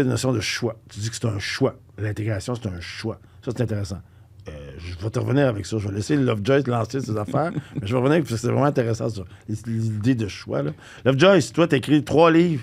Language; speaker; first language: French; native; French